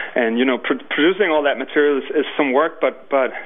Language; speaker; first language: English; non-native, fluent; Danish